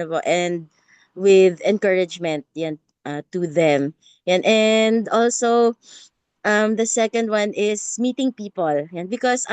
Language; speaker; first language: English; non-native, fluent; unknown